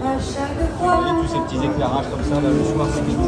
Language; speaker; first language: French; native; French